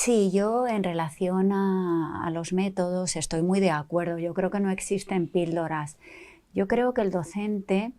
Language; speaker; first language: Spanish; native; Spanish